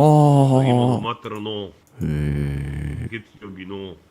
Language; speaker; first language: Japanese; non-native, learner; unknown